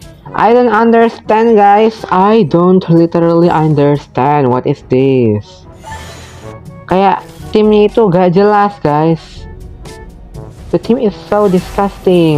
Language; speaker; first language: English; non-native, learner; Indonesian